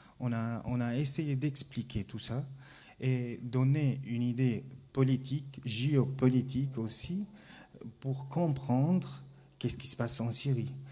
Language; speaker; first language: French; non-native, fluent; Arabic